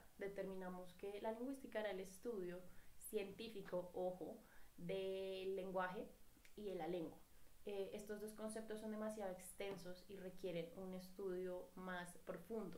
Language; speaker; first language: Spanish; native; Spanish